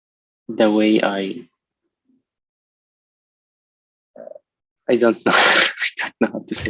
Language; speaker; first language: English; non-native, local second language; Arabic